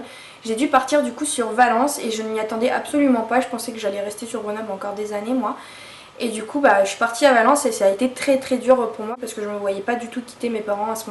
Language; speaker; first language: French; native; French